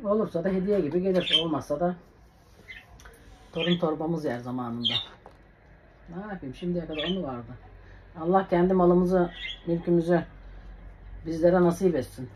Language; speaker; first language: Turkish; native; Turkish